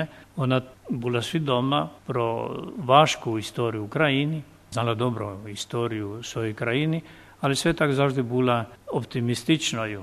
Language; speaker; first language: Ukrainian; non-native, fluent; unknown